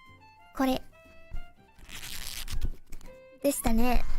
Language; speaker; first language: Japanese; non-native, learner; Indonesian